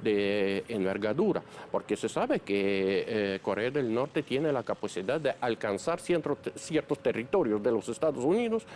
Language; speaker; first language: Spanish; non-native, fluent; Russian